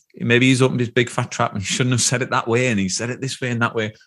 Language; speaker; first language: English; native; English